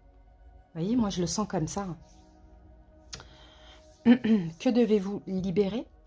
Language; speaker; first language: French; native; French